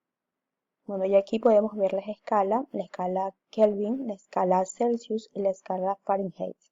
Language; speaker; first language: Spanish; native; Spanish